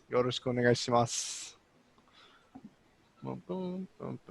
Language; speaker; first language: Japanese; non-native, learner; English